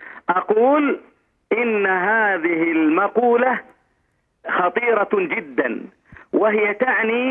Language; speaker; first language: Arabic; native; Arabic